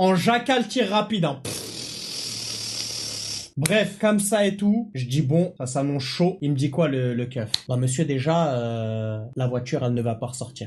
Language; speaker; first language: French; native; French